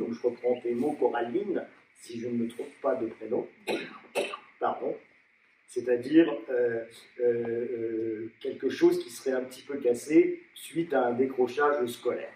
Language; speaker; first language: French; native; French